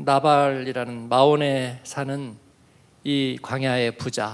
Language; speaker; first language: Korean; native; Korean